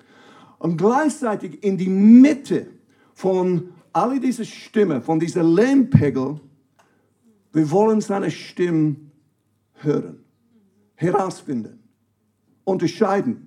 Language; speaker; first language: German; non-native, fluent; English